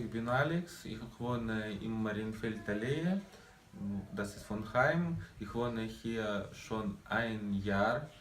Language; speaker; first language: German; non-native, learner; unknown